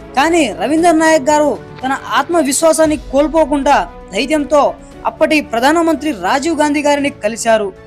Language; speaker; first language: Telugu; non-native, local second language; Lambadi